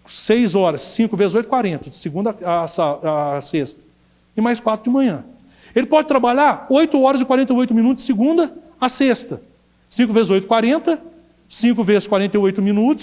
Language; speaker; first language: Portuguese; native; Portuguese